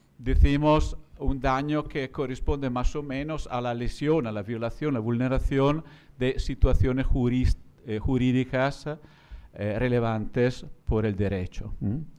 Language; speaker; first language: Spanish; non-native, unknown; Italian